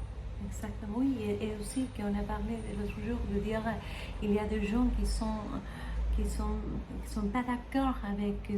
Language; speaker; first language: French; non-native, learner; Spanish